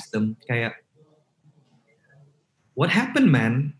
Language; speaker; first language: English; non-native, local second language; Indonesian